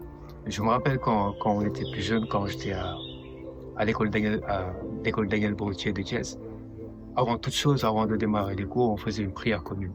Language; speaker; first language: French; non-native, local second language; Wolof